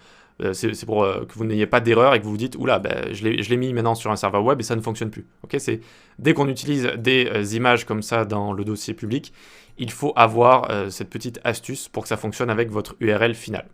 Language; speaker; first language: French; native; French